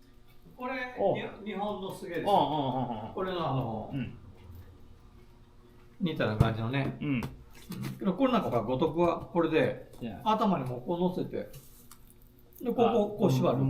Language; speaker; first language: Japanese; native; Japanese